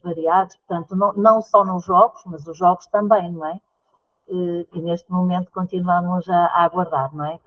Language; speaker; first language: Portuguese; native; Portuguese